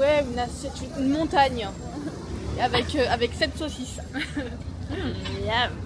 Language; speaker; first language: French; native; French